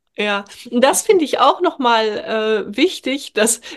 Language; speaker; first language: German; non-native, fluent; Swedish